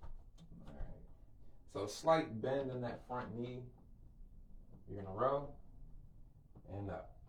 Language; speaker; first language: English; native; English